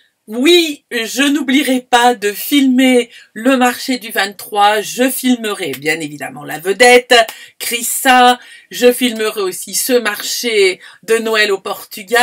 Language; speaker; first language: French; native; French